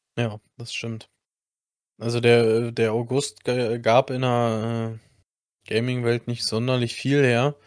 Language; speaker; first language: German; native; German